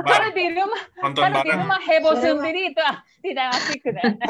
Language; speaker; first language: Indonesian; non-native, fluent; Japanese